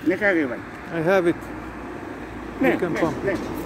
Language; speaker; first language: English; non-native, learner; Hungarian